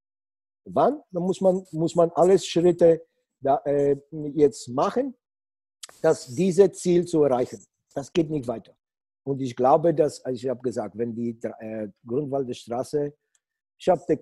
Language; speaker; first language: German; non-native, learner; Polish